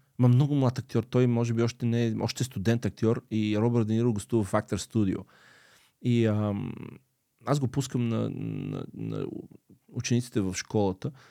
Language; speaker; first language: Bulgarian; early bilingual, other home language; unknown